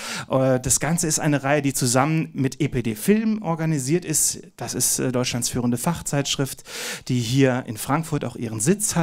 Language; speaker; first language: German; native; German